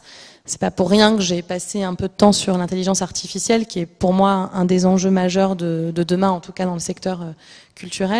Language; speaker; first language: French; native; French